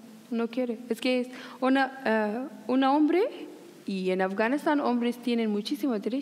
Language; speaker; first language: Spanish; non-native, learner; Persian